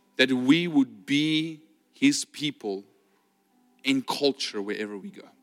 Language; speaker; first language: English; non-native, local second language; Afrikaans